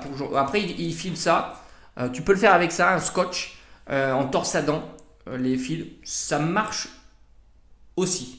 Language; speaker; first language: French; native; French